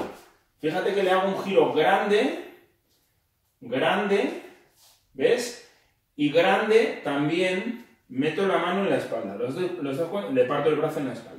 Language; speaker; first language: Spanish; native; Spanish